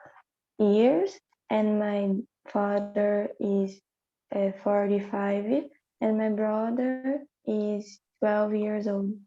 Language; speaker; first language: English; non-native, learner; Portuguese